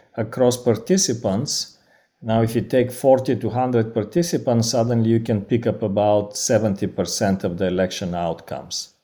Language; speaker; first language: English; non-native, fluent; Bulgarian